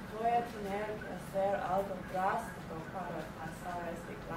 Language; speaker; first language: Spanish; non-native, learner; English